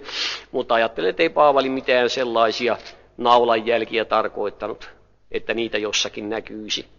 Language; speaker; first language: Finnish; native; Finnish